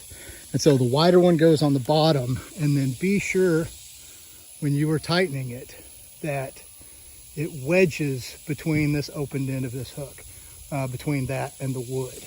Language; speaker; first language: English; native; English